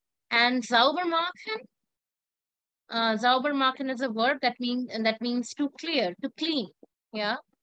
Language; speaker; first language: English; non-native, local second language; Hindi